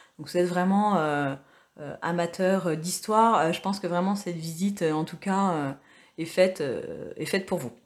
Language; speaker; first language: French; native; French